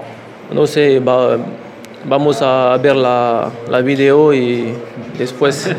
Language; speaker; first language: Spanish; non-native, learner; French